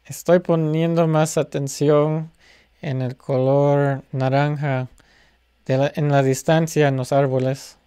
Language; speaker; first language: Spanish; non-native, learner; English